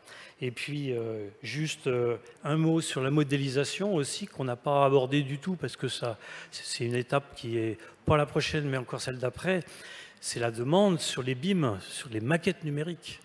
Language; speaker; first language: French; native; French